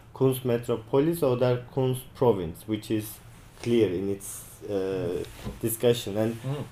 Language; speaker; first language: English; non-native, fluent; Turkish